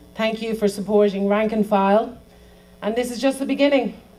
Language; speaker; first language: English; native; English